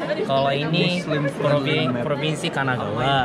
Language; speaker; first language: Indonesian; non-native, learner; Japanese